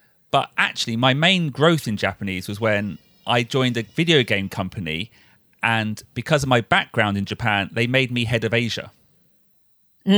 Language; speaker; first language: English; native; English